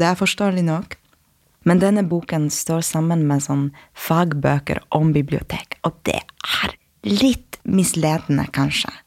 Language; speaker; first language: Norwegian; non-native, fluent; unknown